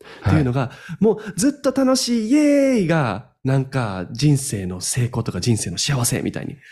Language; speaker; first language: Japanese; native; Japanese